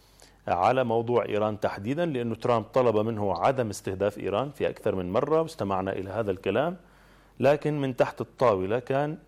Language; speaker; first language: Arabic; native; Arabic